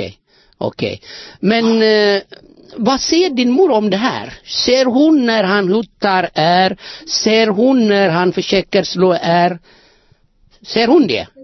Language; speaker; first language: Swedish; non-native, fluent; Amharic